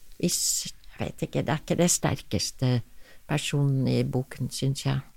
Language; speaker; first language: Norwegian; non-native, fluent; English